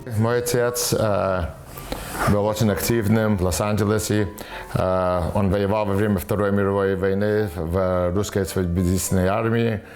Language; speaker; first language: Russian; early bilingual, heritage; Russian